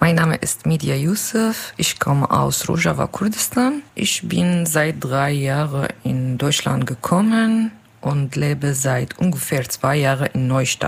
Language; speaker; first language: German; non-native, fluent; Kurdish